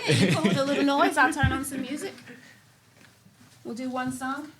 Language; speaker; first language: English; native; English